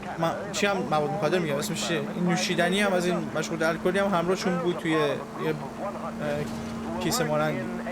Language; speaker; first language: Persian; native; Persian